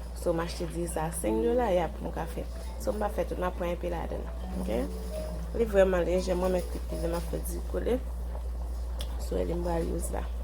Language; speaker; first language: French; non-native, learner; Haitian Creole